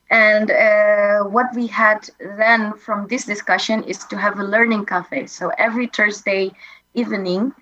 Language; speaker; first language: English; non-native, fluent; Indonesian